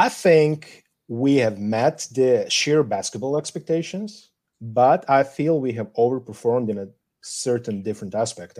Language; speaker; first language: English; non-native, fluent; Serbian